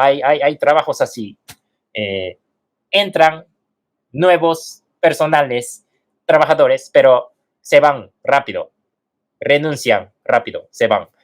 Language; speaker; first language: Spanish; non-native, fluent; Japanese